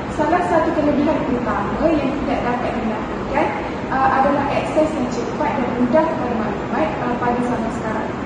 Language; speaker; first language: Malay; native; Malay